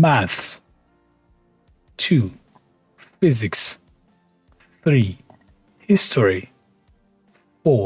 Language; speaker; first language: English; non-native, fluent; Persian